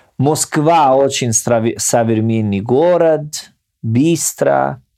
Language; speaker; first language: Russian; non-native, learner; Italian